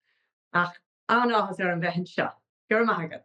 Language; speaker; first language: Irish; native; Irish